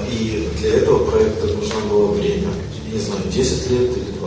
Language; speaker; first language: Russian; native; Russian